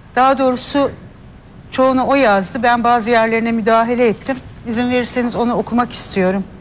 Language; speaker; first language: Turkish; native; Turkish